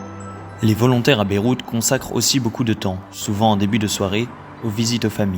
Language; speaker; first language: French; native; French